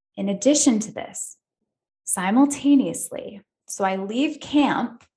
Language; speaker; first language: English; native; English